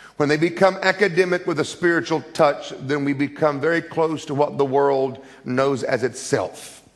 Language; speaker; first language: English; native; English